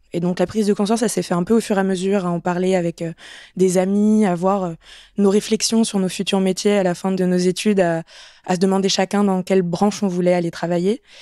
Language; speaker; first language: French; native; French